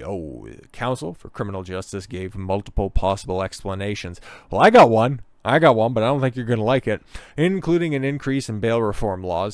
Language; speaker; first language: English; native; English